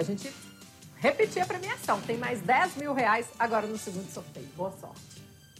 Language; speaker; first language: Portuguese; native; Portuguese